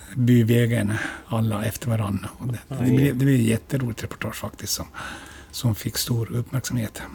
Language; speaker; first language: Swedish; native; Swedish